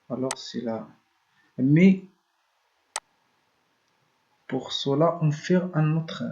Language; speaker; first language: French; non-native, learner; Arabic